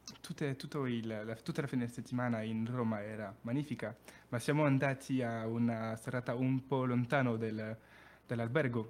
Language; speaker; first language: Italian; non-native, learner; French